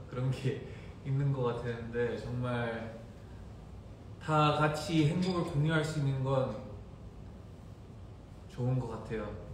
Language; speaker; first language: Korean; early bilingual, heritage; Korean